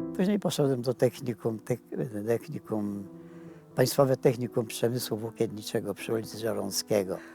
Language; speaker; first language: Polish; native; Polish